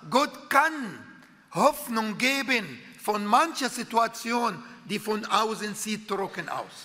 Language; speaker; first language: German; non-native, fluent; Arabic